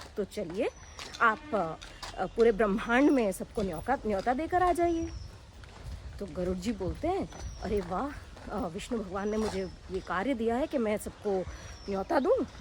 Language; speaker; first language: Hindi; non-native, local second language; Konkani